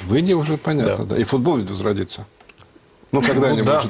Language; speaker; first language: Russian; native; Russian